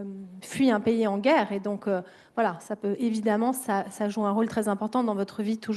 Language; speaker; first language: French; native; French